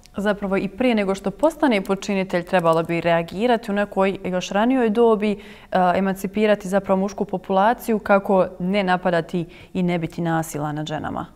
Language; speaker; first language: Croatian; native; Croatian